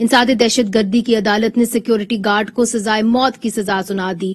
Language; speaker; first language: Urdu; native; Urdu